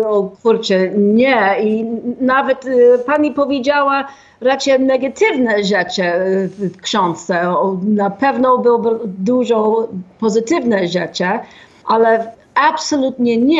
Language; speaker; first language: Polish; non-native, fluent; English